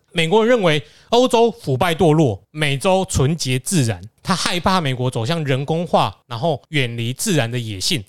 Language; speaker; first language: Chinese; native; Chinese